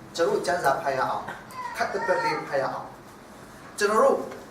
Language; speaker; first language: Burmese; non-native, local second language; Hakha Chin